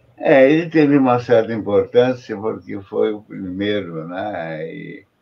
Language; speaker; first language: Portuguese; native; Portuguese